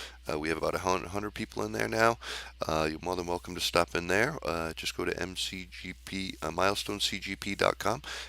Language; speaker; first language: English; native; English